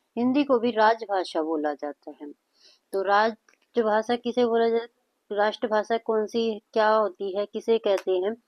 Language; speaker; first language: Hindi; native; Hindi